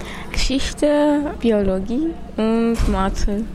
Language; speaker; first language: German; non-native, learner; Armenian